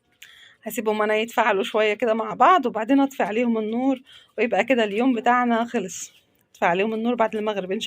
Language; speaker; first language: Arabic; native; Arabic